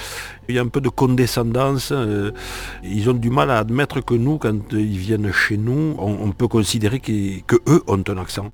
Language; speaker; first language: French; native; French